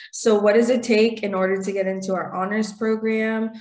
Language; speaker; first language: English; early bilingual, other home language; Spanish